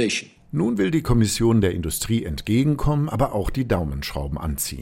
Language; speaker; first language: German; native; German